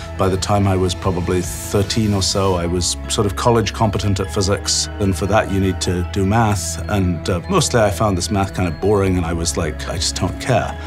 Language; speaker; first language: English; native; English